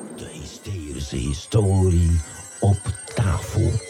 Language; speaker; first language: Dutch; early bilingual, other home language; Hungarian